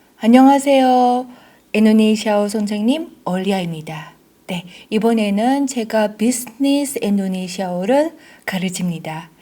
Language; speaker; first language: Korean; non-native, fluent; Indonesian